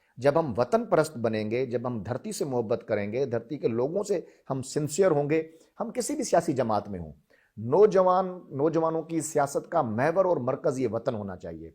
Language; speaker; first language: Urdu; non-native, local second language; Sindhi